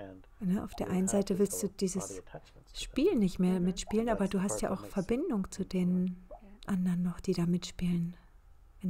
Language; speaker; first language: German; native; German